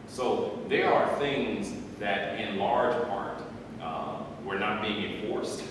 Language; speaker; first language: English; native; English